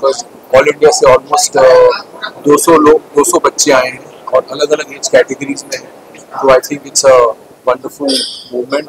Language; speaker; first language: Hindi; native; Hindi